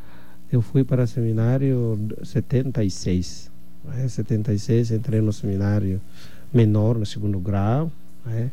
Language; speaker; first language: Portuguese; non-native, fluent; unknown